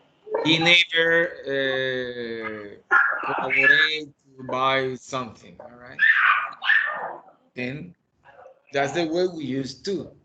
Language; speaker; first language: English; non-native, fluent; Spanish